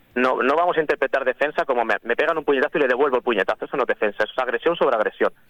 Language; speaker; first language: Spanish; native; Spanish